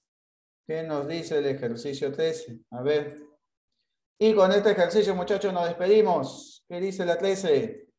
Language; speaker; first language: Spanish; native; Spanish